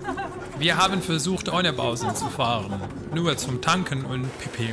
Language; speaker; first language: German; non-native, learner; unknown